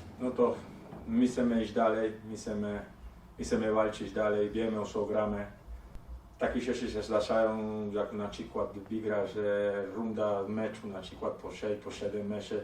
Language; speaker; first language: Polish; non-native, learner; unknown